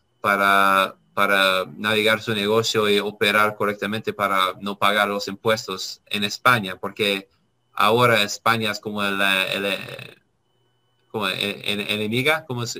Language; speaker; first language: Spanish; non-native, learner; English